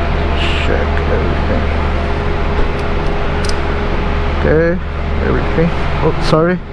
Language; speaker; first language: English; non-native, fluent; Portuguese